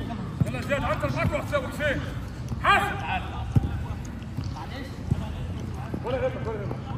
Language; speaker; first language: Arabic; native; Arabic